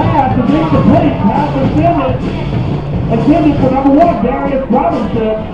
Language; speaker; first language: English; native; English